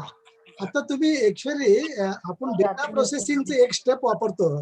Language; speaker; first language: Marathi; non-native, local second language; Kannada